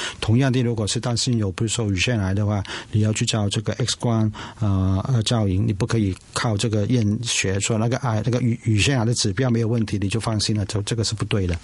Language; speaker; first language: Chinese; non-native, local second language; Cantonese